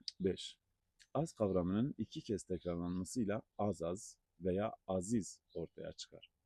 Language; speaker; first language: Turkish; non-native, local second language; Zaza